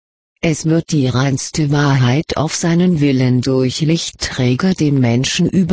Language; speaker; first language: German; native; German